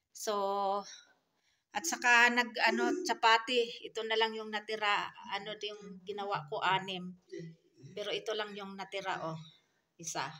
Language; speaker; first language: Filipino; non-native, local second language; Iloko